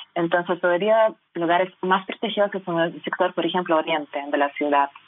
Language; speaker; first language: Spanish; non-native, fluent; Russian